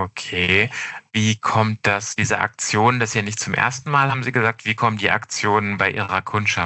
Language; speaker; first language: German; native; German